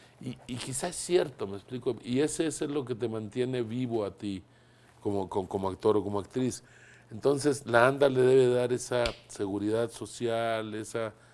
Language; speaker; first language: Spanish; native; Spanish